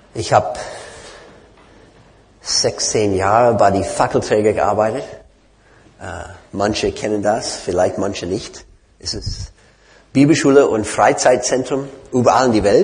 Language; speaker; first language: German; non-native, fluent; English